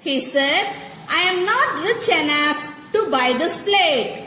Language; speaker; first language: English; non-native, local second language; Tamil